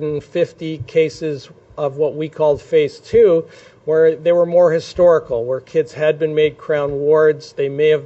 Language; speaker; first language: English; native; English